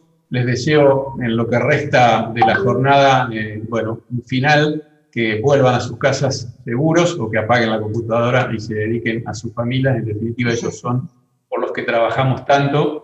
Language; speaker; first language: Spanish; native; Spanish